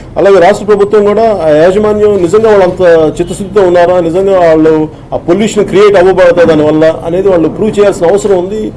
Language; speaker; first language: Telugu; native; Telugu